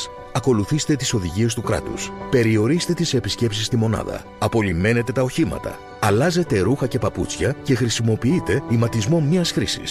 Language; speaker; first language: Greek; native; Greek